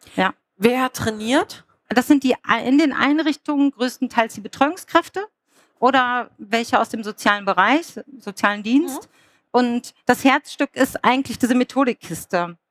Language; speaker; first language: German; native; German